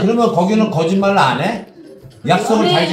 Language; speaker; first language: Korean; native; Korean